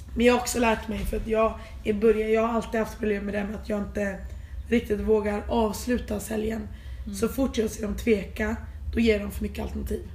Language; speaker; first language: Swedish; native; Swedish